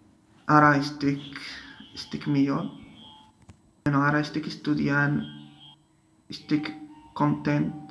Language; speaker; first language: Catalan; non-native, learner; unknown